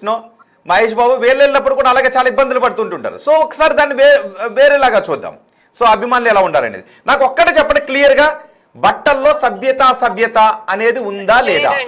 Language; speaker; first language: Telugu; native; Telugu